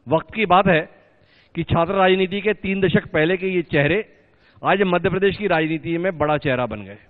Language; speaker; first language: Hindi; native; Hindi